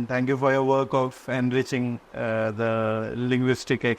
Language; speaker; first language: English; non-native, local second language; Konkani